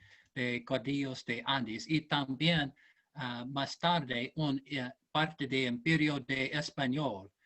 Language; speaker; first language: Spanish; non-native, learner; English